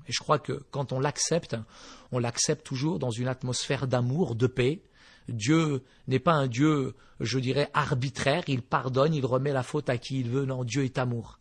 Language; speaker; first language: French; early bilingual, other home language; Berber languages